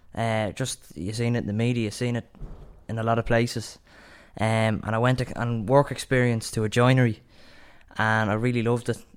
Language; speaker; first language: English; native; English